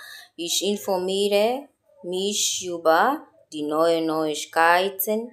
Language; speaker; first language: German; non-native, learner; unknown